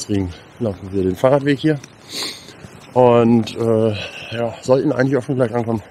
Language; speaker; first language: German; native; German